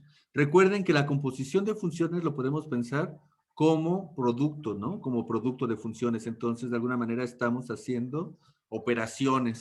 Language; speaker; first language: Spanish; native; Spanish